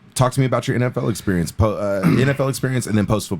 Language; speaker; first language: English; native; English